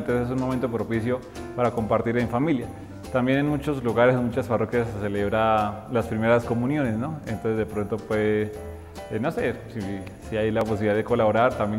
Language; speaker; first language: Spanish; native; Spanish